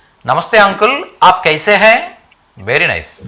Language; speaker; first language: Hindi; non-native, local second language; Telugu